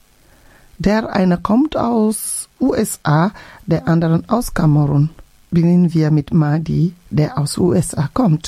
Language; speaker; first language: German; non-native, fluent; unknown